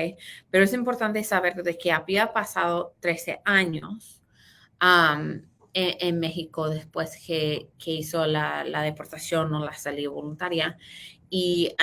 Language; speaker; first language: Spanish; early bilingual, heritage; Spanish